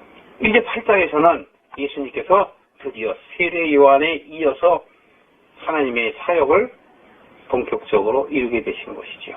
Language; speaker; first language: Korean; native; Korean